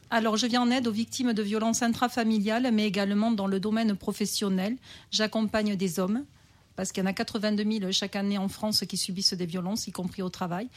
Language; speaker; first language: French; native; French